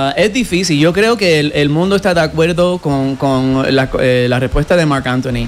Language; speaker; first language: Spanish; non-native, fluent; English